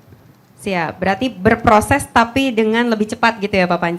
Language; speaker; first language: Indonesian; native; Indonesian